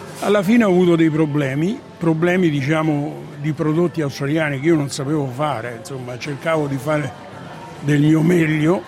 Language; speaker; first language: Italian; native; Italian